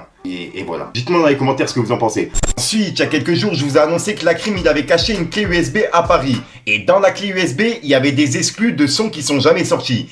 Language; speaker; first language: French; native; French